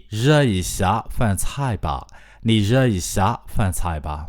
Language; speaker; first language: Chinese; non-native, fluent; Burmese